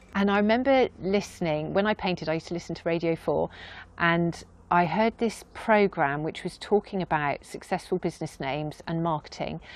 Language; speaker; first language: English; native; English